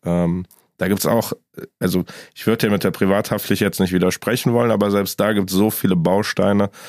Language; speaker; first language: German; native; German